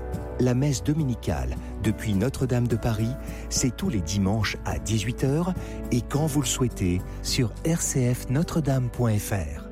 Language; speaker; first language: French; native; French